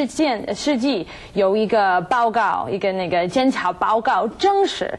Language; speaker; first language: Chinese; non-native, fluent; English